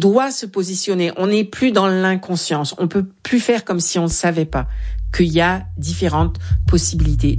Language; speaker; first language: French; native; French